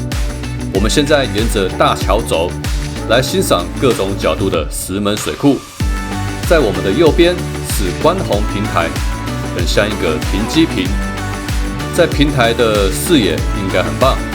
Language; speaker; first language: Chinese; native; Chinese